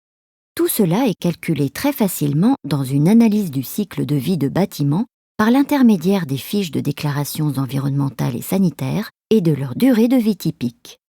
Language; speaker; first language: French; native; French